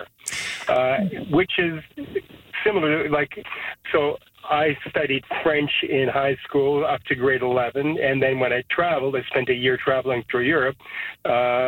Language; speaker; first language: English; non-native, fluent; Serbian